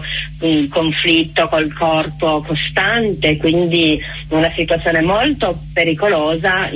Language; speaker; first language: Italian; native; Italian